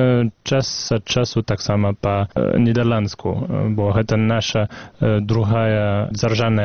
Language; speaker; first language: Belarusian; non-native, fluent; French